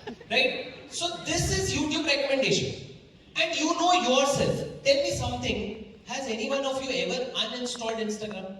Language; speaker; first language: English; non-native, local second language; Hindi